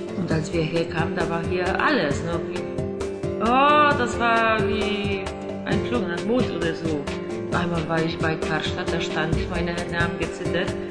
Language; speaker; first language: German; non-native, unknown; Polish